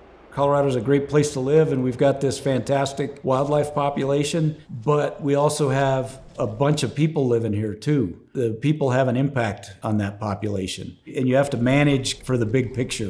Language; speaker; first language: English; native; English